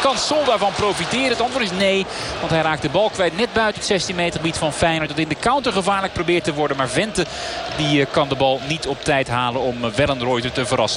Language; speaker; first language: Dutch; native; Dutch